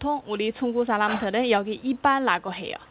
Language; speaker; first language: Korean; non-native, fluent; Chinese